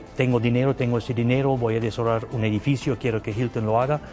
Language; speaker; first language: Spanish; non-native, fluent; Swiss German